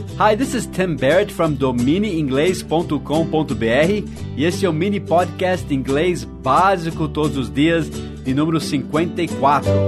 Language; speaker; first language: Portuguese; non-native, fluent; English